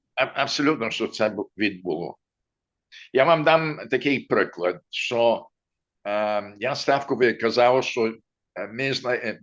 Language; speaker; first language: Ukrainian; early bilingual, heritage; Ukrainian